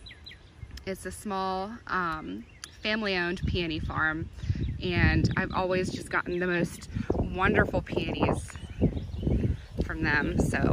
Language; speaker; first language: English; native; English